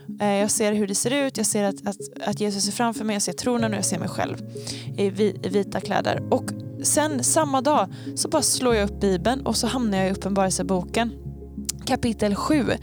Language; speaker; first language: Swedish; native; Swedish